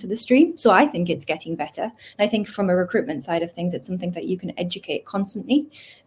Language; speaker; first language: English; native; English